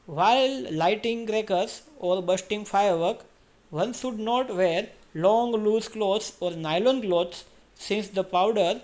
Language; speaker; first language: English; non-native, local second language; Gujarati